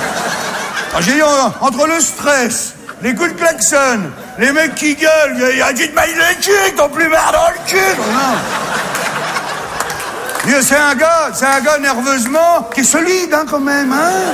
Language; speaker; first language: French; native; French